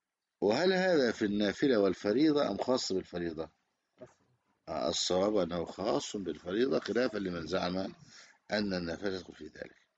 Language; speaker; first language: Arabic; native; Arabic